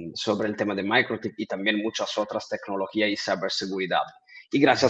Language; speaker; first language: Spanish; non-native, fluent; Italian